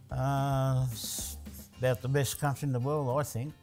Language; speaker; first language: English; early bilingual, other home language; Italian